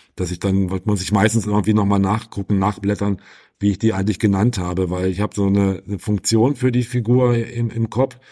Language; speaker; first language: German; native; German